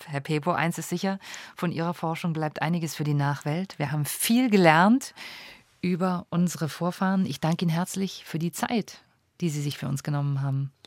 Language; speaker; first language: German; native; German